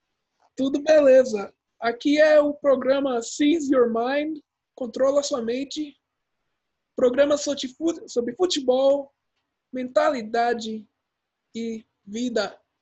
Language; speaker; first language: Portuguese; early bilingual, heritage; Portuguese